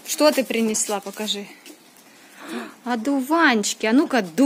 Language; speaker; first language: Russian; native; Russian